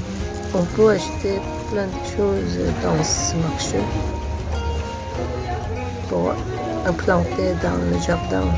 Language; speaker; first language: French; non-native, fluent; Korean